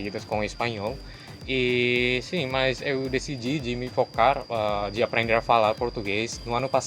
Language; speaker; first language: Portuguese; non-native, fluent; Indonesian